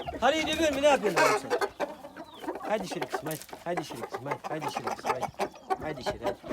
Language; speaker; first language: Turkish; native; Turkish